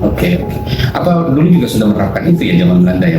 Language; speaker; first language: Indonesian; native; Indonesian